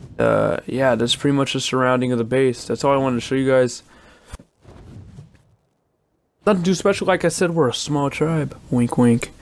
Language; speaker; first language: English; native; English